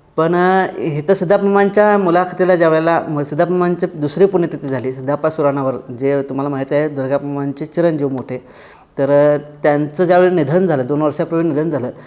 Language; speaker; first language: Marathi; native; Marathi